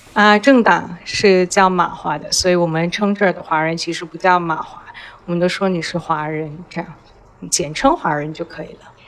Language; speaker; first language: Chinese; native; Chinese